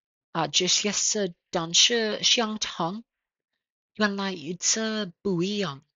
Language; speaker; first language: Chinese; non-native, learner; English